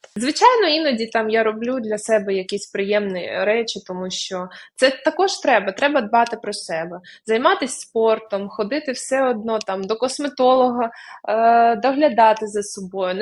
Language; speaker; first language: Ukrainian; non-native, local second language; Russian